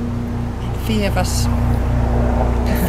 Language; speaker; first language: Dutch; non-native, learner; English